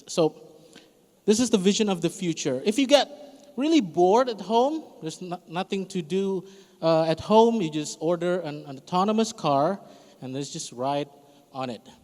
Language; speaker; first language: English; non-native, fluent; Indonesian